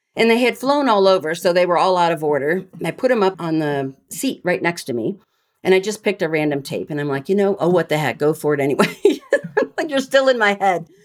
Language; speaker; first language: English; native; English